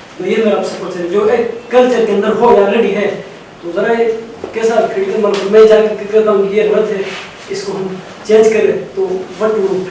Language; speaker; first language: Urdu; non-native, local second language; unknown